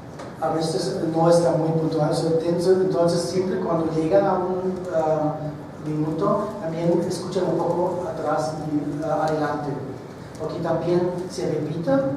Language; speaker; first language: Spanish; non-native, fluent; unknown